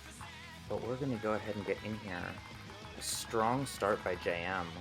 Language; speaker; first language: English; native; English